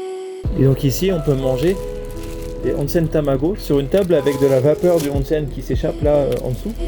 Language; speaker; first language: French; native; French